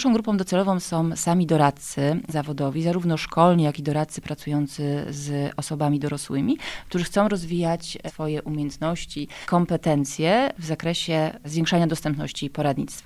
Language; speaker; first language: Polish; native; Polish